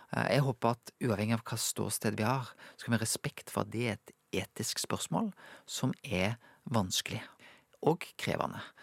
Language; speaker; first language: Norwegian; native; Norwegian